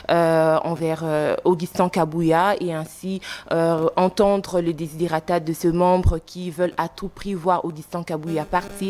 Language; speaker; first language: French; non-native, local second language; Lingala